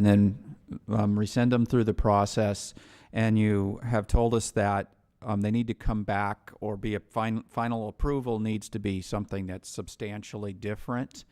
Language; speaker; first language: English; native; English